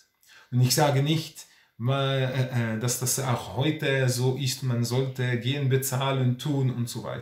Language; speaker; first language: German; non-native, fluent; Hebrew